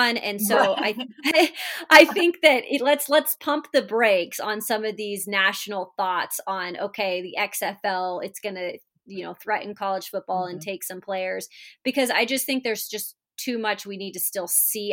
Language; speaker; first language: English; native; English